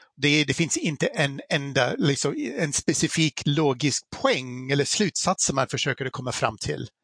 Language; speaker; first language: Swedish; non-native, fluent; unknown